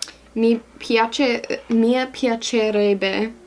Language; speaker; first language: Italian; non-native, learner; English